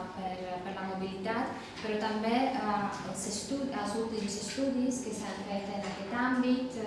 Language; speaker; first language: Catalan; non-native, fluent; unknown